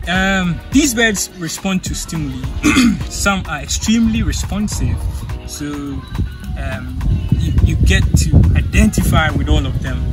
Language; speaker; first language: English; non-native, local second language; Akan